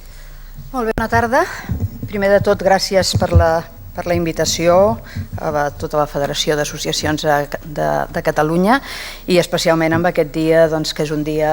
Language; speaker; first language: Catalan; native; Catalan